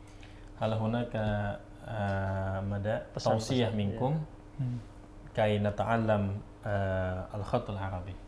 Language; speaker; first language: Arabic; non-native, learner; Indonesian